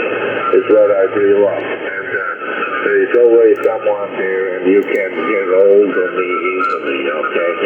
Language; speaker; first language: English; non-native, fluent; Italian